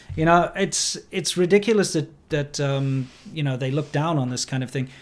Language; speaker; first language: English; native; English